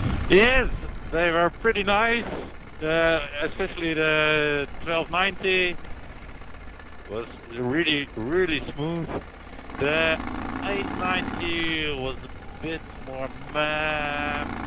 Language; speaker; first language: English; non-native, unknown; Dutch